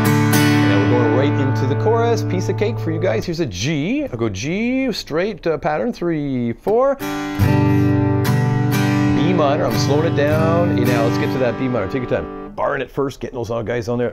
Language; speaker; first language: English; native; English